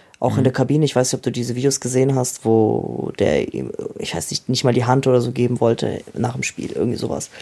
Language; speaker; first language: German; early bilingual, other home language; Russian